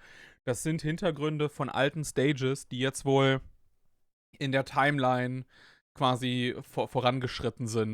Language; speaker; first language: German; native; German